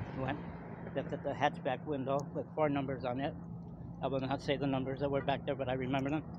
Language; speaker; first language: English; native; English